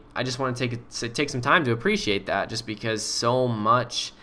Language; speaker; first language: English; native; English